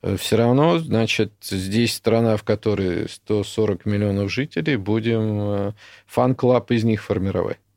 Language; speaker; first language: Russian; native; Russian